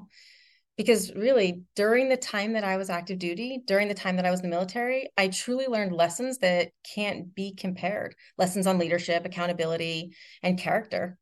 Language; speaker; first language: English; native; English